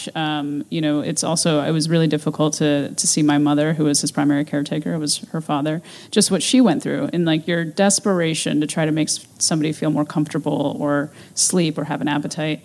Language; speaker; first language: English; native; English